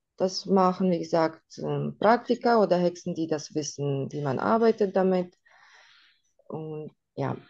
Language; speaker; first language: German; non-native, fluent; Russian